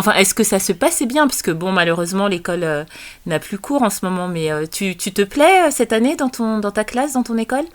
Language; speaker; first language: French; native; French